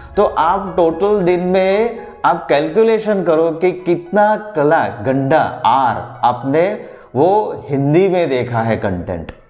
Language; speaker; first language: Hindi; non-native, local second language; Gujarati